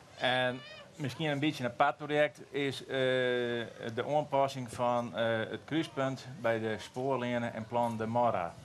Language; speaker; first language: Dutch; non-native, local second language; Western Frisian